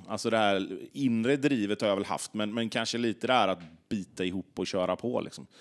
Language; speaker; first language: Swedish; native; Swedish